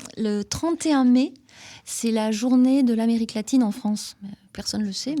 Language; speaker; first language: French; native; French